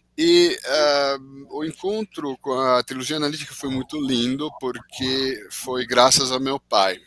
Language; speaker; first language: Portuguese; non-native, fluent; Italian